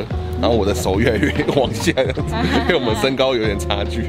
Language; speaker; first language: Chinese; native; Chinese